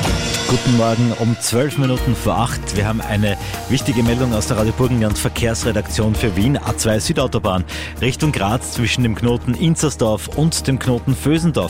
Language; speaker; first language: German; native; German